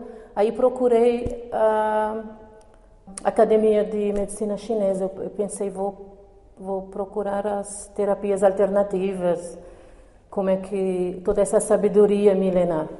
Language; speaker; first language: Portuguese; non-native, local second language; Kabuverdianu